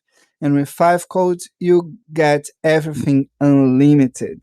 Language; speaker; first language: English; non-native, fluent; Portuguese